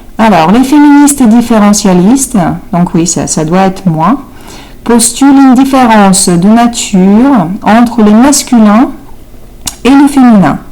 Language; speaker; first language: French; non-native, fluent; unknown